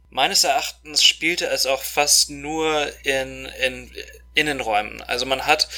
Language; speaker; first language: German; non-native, fluent; Russian